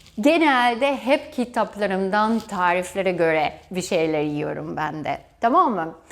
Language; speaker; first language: Turkish; non-native, fluent; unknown